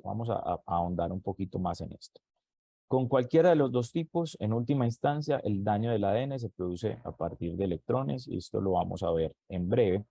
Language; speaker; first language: Spanish; native; Spanish